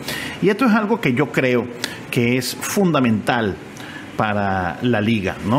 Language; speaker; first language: Spanish; native; Spanish